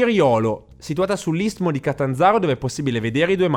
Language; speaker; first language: Italian; native; Italian